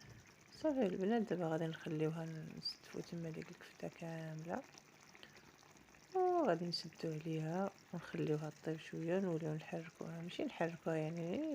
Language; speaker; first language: Arabic; native; Arabic